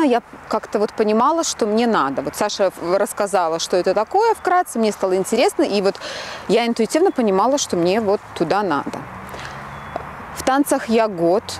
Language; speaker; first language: Russian; native; Russian